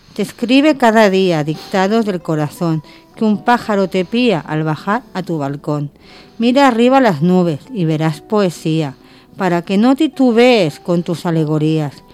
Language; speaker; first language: Spanish; non-native, local second language; Catalan